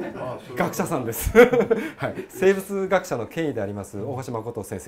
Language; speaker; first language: Japanese; native; Japanese